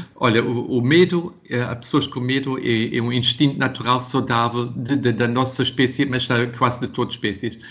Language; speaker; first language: Portuguese; non-native, fluent; German